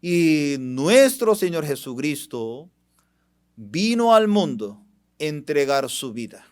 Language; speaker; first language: Spanish; non-native, fluent; Korean